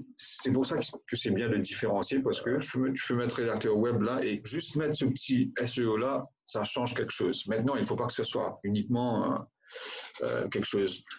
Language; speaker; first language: French; non-native, local second language; Morisyen